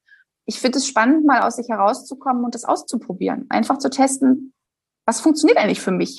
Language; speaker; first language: German; native; German